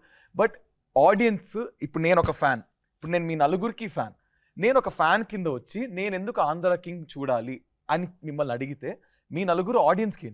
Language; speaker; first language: Telugu; native; Telugu